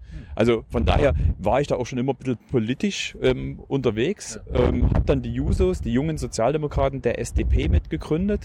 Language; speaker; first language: German; native; German